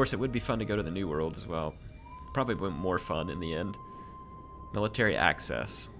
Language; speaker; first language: English; native; English